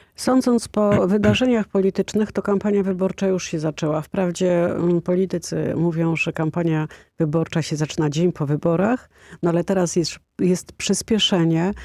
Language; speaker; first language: Polish; native; Polish